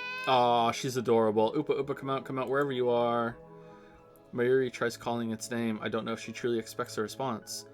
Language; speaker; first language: English; native; English